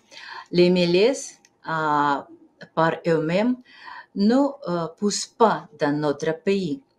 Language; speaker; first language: French; non-native, fluent; Russian